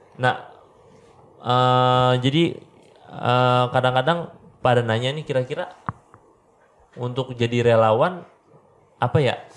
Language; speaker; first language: Indonesian; native; Indonesian